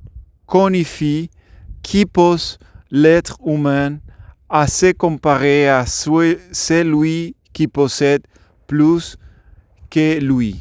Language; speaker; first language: French; non-native, learner; Spanish